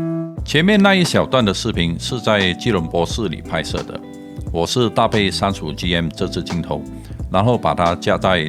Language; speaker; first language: Chinese; native; Chinese